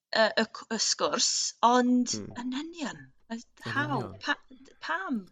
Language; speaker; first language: Welsh; non-native, local second language; English